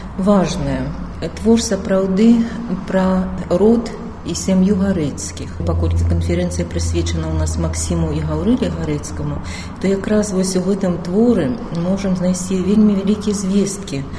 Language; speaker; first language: Belarusian; native; Belarusian